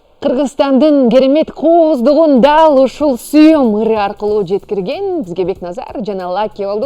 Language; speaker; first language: Kyrgyz; native; Kyrgyz